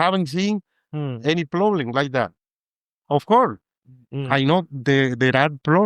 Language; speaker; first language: English; non-native, fluent; Spanish